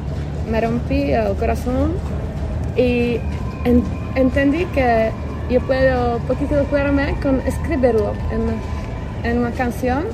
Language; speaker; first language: Spanish; non-native, learner; Czech